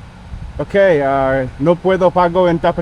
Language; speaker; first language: Spanish; non-native, learner; English